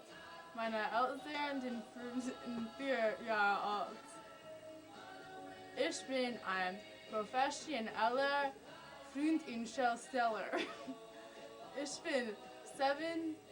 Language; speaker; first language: German; non-native, learner; English